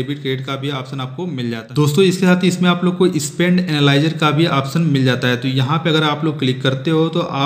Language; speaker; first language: Hindi; native; Hindi